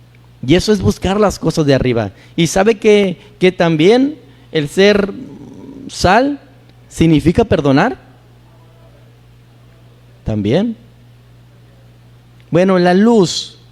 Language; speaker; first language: Spanish; native; Spanish